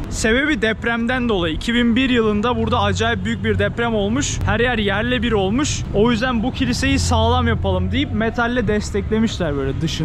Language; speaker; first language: Turkish; native; Turkish